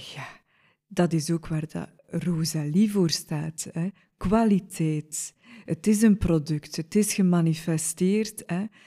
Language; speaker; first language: Dutch; native; Dutch